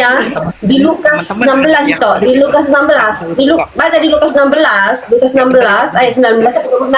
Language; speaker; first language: Indonesian; native; Indonesian